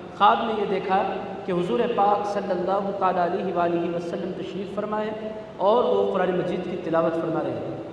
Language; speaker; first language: Urdu; native; Urdu